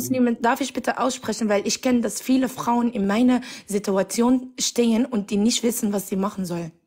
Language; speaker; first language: German; non-native, fluent; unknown